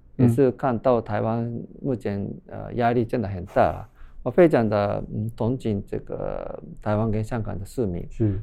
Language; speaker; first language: Chinese; non-native, fluent; Japanese